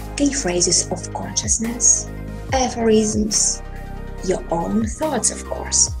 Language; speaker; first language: English; non-native, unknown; Russian